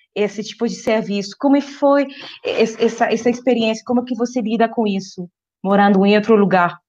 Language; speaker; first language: Portuguese; non-native, fluent; French